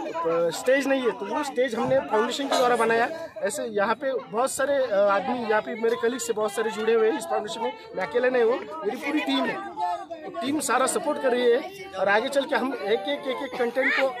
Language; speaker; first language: Hindi; native; Hindi